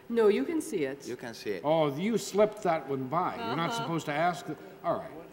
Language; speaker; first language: English; non-native, fluent; Spanish